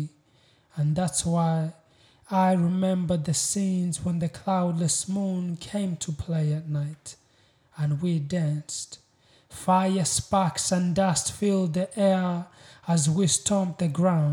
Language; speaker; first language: English; non-native, local second language; Kinyarwanda